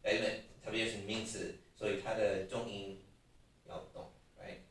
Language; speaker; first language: Chinese; non-native, learner; English